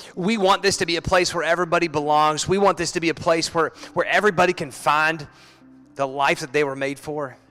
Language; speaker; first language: English; native; English